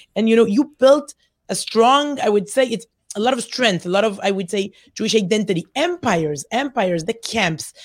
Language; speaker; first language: English; non-native, fluent; Hebrew